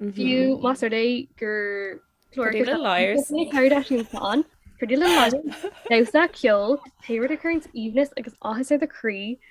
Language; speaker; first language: Irish; non-native, local second language; English